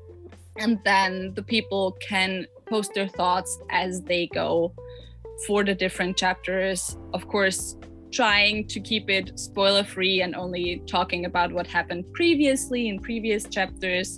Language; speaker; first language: English; non-native, fluent; German